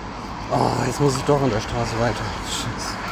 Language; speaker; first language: German; native; German